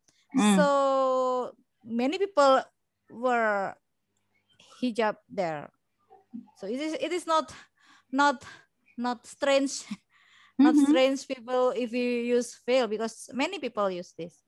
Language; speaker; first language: English; non-native, learner; Indonesian